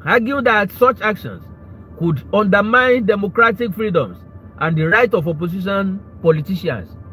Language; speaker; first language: English; non-native, local second language; Yoruba